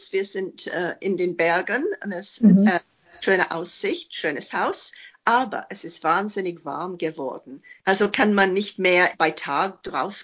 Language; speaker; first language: German; non-native, fluent; English